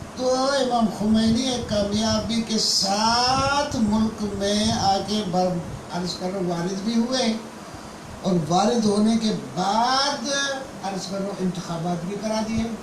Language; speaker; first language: Urdu; non-native, local second language; Baluchi